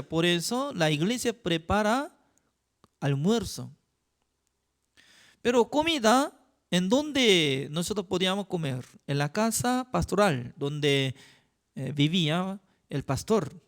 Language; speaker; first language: Spanish; non-native, fluent; Korean